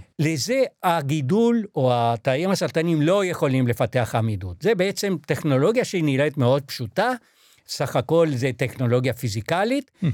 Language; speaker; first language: Hebrew; non-native, fluent; Spanish